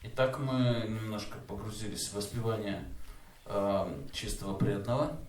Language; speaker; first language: Russian; native; Russian